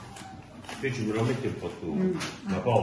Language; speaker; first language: Italian; native; Italian